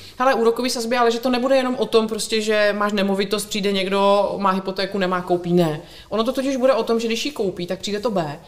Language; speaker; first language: Czech; native; Czech